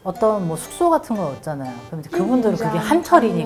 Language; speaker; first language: Korean; native; Korean